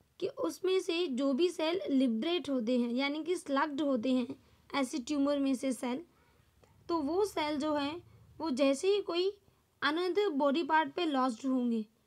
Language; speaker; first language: Hindi; non-native, local second language; Gujarati